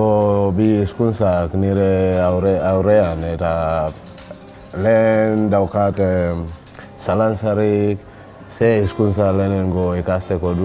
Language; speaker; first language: Basque; non-native, learner; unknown